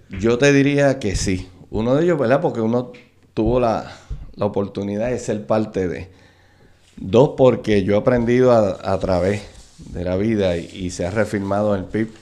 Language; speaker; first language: Spanish; native; Spanish